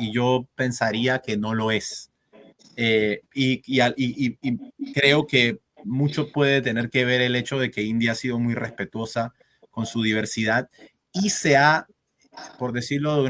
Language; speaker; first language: Spanish; native; Spanish